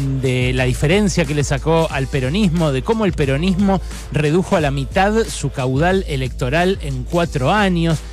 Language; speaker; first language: Spanish; native; Spanish